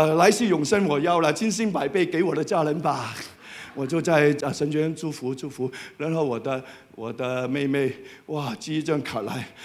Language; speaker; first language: Chinese; non-native, fluent; Cantonese